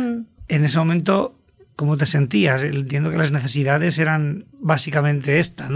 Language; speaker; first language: Spanish; native; Spanish